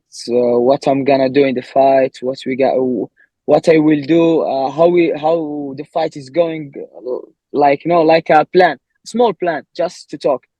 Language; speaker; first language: English; non-native, learner; Arabic